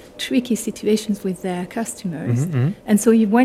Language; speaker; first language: English; non-native, fluent; French